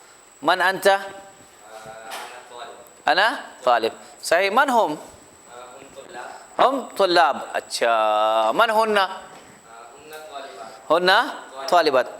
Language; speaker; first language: Arabic; non-native, fluent; Urdu